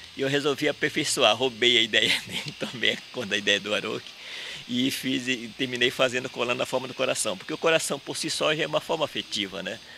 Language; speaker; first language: Portuguese; native; Portuguese